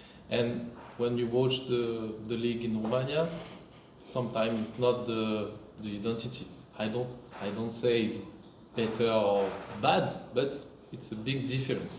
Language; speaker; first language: English; non-native, fluent; French